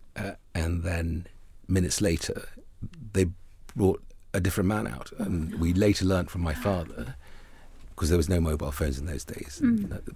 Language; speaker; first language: English; early bilingual, other home language; Arabic